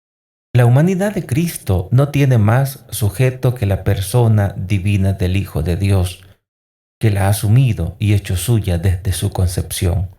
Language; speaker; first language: Spanish; native; Spanish